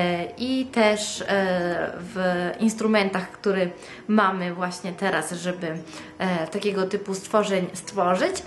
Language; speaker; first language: Polish; non-native, fluent; Italian